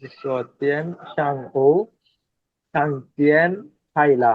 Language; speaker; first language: Chinese; non-native, learner; Bangla